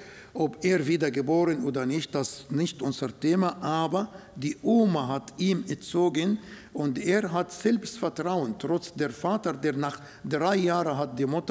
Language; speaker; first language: German; non-native, fluent; Arabic